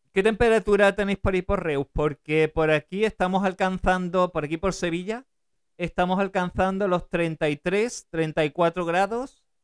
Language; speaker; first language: Spanish; early bilingual, other home language; German